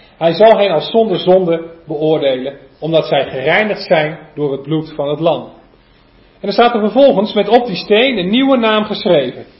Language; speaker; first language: Dutch; native; Dutch